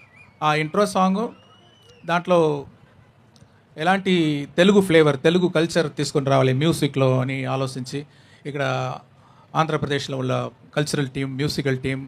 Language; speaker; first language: Telugu; non-native, learner; Tamil